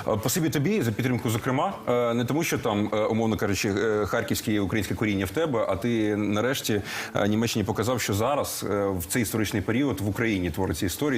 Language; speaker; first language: Ukrainian; native; Ukrainian